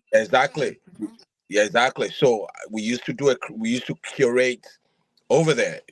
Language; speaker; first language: English; non-native, local second language; Yoruba